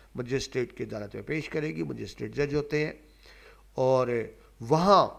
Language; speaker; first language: Urdu; non-native, local second language; Punjabi